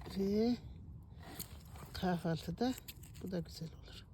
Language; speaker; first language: Turkish; native; Turkish